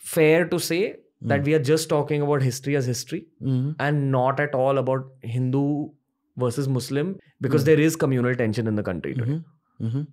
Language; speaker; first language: English; non-native, local second language; Hindi